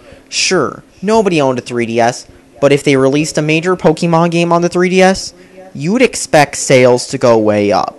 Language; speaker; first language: English; native; English